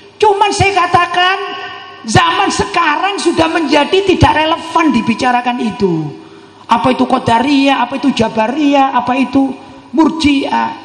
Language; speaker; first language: Indonesian; native; Indonesian